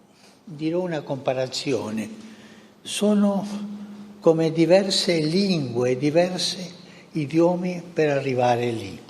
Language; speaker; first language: Italian; non-native, fluent; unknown